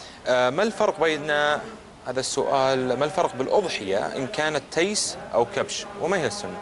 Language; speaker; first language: Arabic; native; Arabic